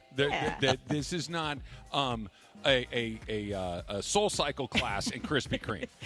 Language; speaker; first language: English; native; English